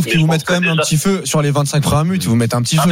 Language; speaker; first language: French; native; French